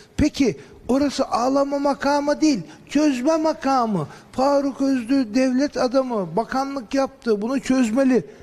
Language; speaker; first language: Turkish; native; Turkish